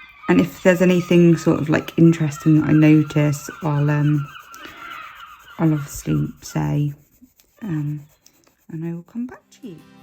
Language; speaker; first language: English; native; English